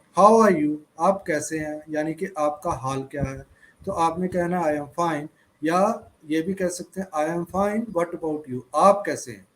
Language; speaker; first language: Hindi; native; Hindi